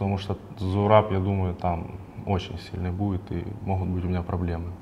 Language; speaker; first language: Russian; native; Russian